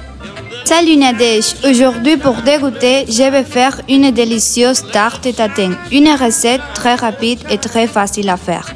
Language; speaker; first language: French; non-native, learner; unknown